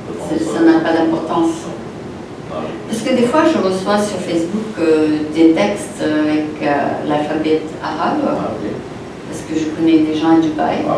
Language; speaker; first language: French; non-native, local second language; Arabic